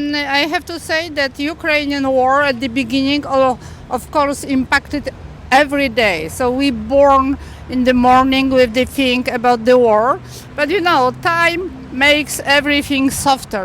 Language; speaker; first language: English; non-native, fluent; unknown